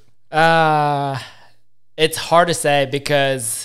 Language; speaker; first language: English; non-native, fluent; Japanese